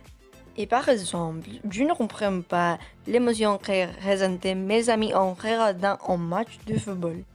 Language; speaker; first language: French; non-native, learner; Spanish